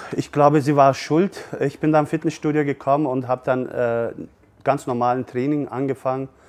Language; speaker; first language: German; early bilingual, other home language; Turkish